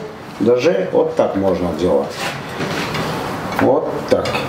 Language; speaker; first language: Russian; non-native, fluent; Armenian